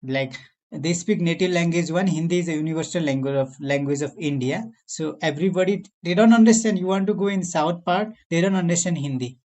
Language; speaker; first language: English; non-native, learner; Nepali